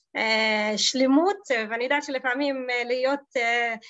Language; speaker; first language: Hebrew; non-native, local second language; Arabic